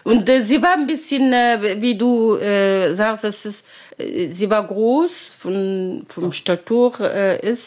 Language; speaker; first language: German; non-native, learner; Arabic